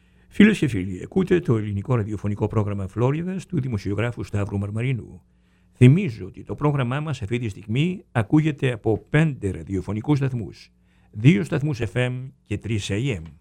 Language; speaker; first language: Greek; native; Greek